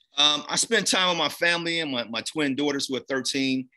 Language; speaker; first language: English; native; English